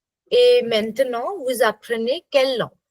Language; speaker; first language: French; non-native, fluent; English